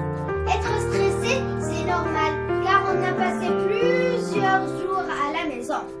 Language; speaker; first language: French; non-native, learner; Arabic